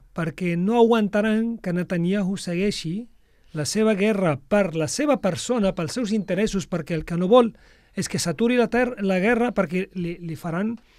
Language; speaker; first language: Catalan; non-native, fluent; Arabic